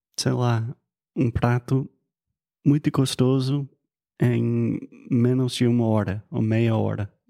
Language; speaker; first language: Portuguese; non-native, fluent; English